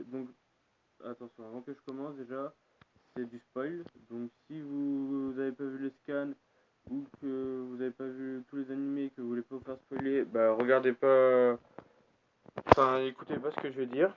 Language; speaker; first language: French; native; French